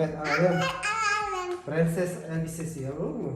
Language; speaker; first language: Turkish; non-native, learner; Indonesian